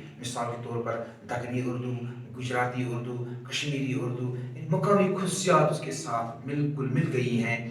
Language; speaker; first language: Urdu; non-native, local second language; Kashmiri